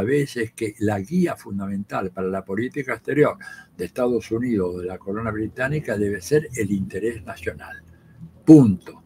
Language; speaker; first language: Spanish; native; Spanish